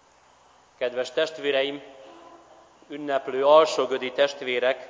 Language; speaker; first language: Hungarian; native; Hungarian